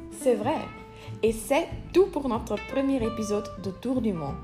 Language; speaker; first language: French; non-native, learner; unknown